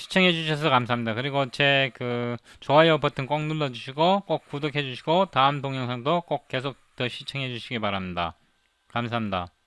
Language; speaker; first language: Korean; native; Korean